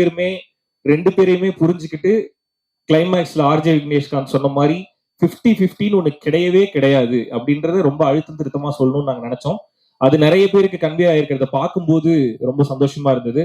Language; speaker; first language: Tamil; native; Tamil